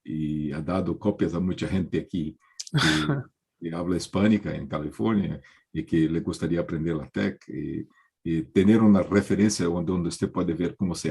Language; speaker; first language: Spanish; non-native, learner; Portuguese